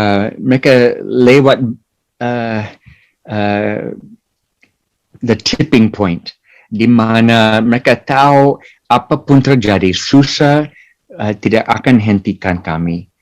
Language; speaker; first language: Indonesian; non-native, fluent; English